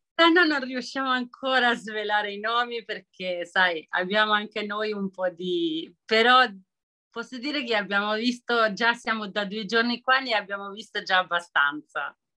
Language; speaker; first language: Italian; non-native, fluent; Albanian